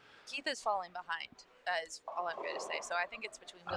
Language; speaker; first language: English; native; English